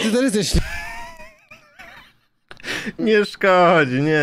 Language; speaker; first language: Polish; native; Polish